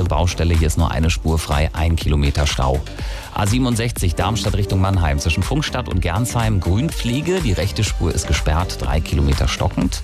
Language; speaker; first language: German; native; German